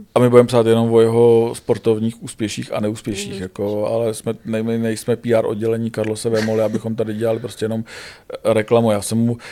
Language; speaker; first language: Czech; native; Czech